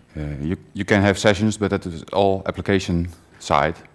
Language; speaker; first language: English; non-native, fluent; Dutch